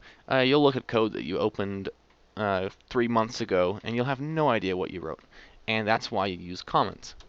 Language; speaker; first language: English; native; English